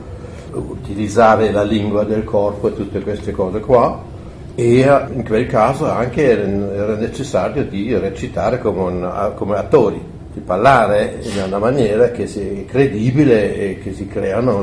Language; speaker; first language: Italian; non-native, fluent; German